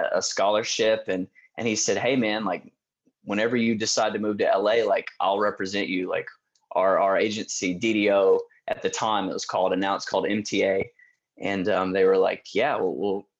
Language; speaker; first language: English; native; English